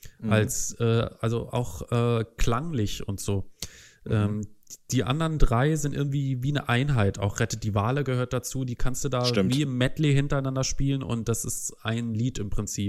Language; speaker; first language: German; native; German